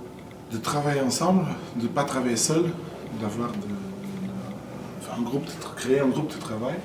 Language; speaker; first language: French; non-native, fluent; Portuguese